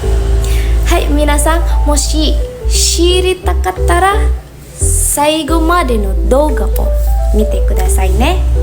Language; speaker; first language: Japanese; non-native, learner; Indonesian